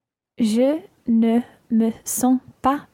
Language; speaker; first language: French; non-native, learner; English